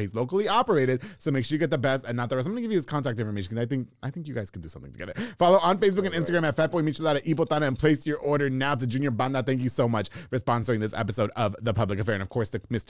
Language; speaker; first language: English; native; English